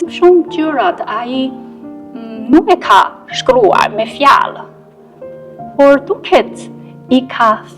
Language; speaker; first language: Albanian; non-native, fluent; Chinese